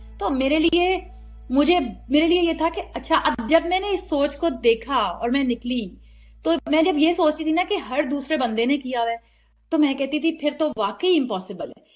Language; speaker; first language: Urdu; native; Urdu